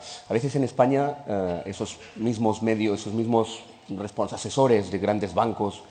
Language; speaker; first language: Spanish; native; Spanish